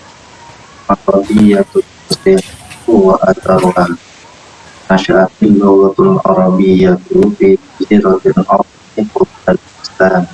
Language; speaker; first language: Arabic; non-native, learner; Indonesian